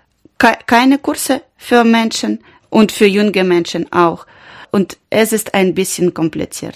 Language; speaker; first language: German; non-native, learner; Ukrainian